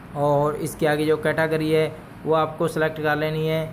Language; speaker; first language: Hindi; native; Hindi